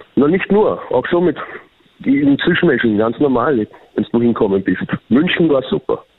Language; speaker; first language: German; native; German